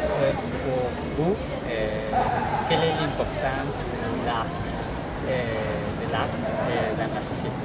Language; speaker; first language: French; non-native, learner; Spanish